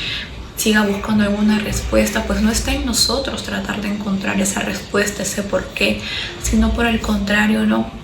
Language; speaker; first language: Spanish; native; Spanish